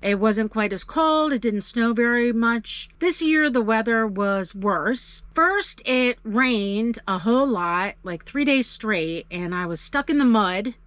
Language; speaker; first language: English; native; English